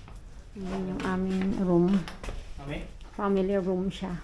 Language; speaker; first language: Filipino; native; Filipino